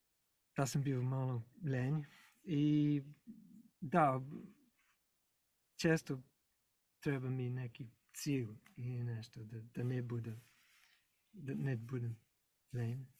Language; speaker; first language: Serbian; non-native, learner; English